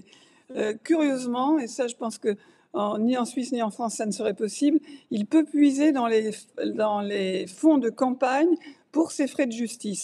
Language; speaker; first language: French; native; French